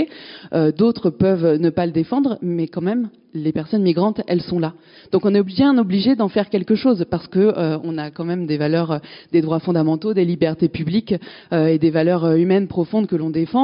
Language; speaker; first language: French; native; French